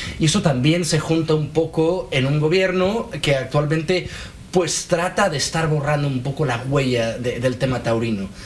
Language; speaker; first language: Spanish; native; Spanish